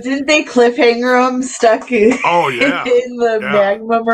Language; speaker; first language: English; native; English